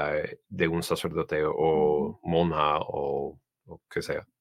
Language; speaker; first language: Spanish; non-native, learner; English